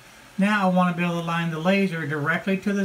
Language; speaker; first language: English; native; English